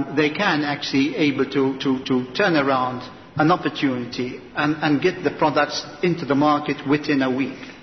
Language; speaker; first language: English; non-native, local second language; Maltese